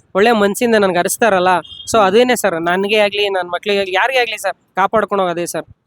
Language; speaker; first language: Kannada; native; Kannada